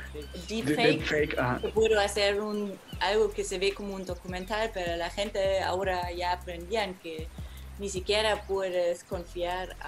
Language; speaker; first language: Spanish; non-native, fluent; German